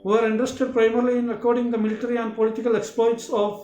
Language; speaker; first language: English; non-native, local second language; Malayalam